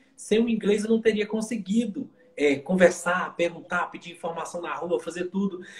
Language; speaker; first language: Portuguese; native; Portuguese